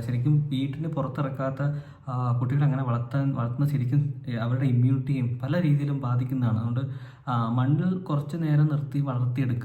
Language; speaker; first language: Malayalam; native; Malayalam